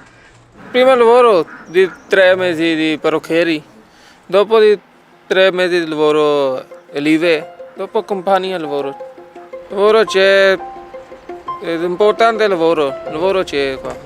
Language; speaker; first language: Italian; non-native, learner; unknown